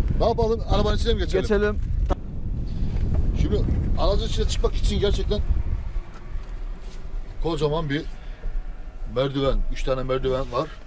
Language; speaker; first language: Turkish; native; Turkish